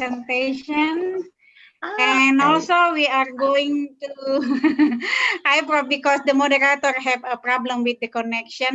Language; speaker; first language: English; non-native, learner; Indonesian